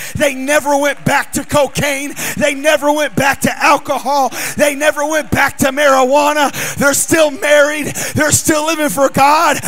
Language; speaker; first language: English; native; English